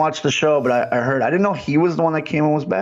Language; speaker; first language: English; native; English